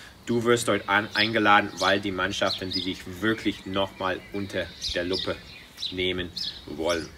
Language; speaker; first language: German; non-native, fluent; English